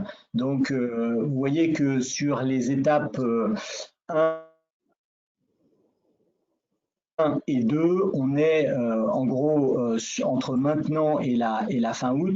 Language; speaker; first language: French; native; French